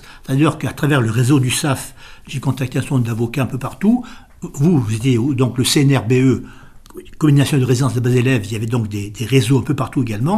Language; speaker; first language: French; native; French